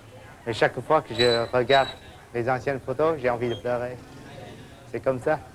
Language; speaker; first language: French; non-native, fluent; Vietnamese